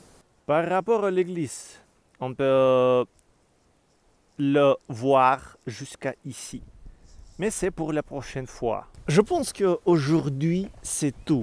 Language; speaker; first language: French; non-native, learner; Russian